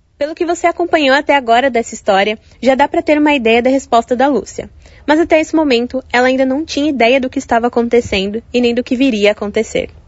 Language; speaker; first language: Portuguese; native; Portuguese